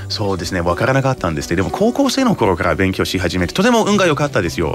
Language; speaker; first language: Japanese; non-native, fluent; English